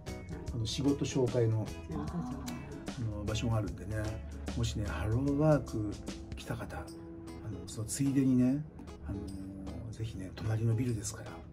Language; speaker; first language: Japanese; native; Japanese